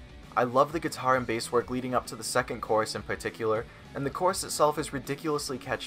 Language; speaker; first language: English; native; English